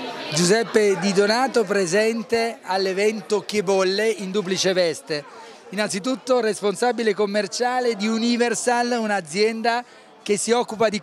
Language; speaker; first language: Italian; native; Italian